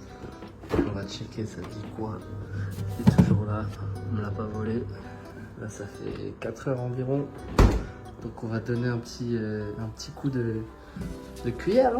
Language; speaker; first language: French; native; French